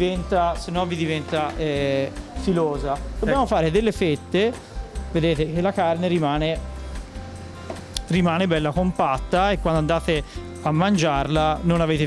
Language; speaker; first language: Italian; native; Italian